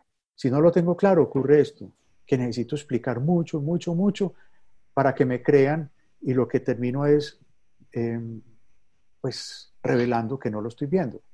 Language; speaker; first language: Spanish; native; Spanish